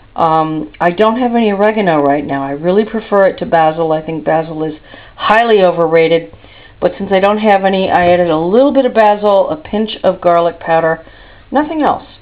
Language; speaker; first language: English; native; English